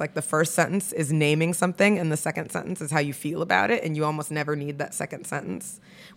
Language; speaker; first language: English; native; English